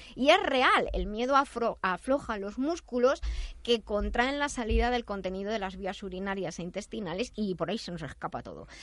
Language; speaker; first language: Spanish; native; Spanish